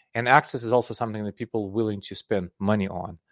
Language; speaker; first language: English; non-native, fluent; Russian